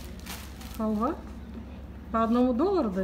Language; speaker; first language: Russian; native; Russian